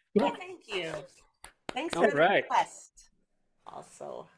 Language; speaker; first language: English; native; English